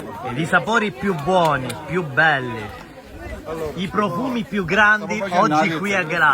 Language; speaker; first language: Italian; native; Italian